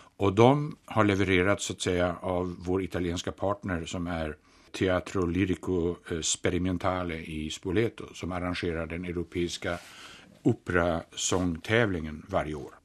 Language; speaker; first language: Swedish; native; Swedish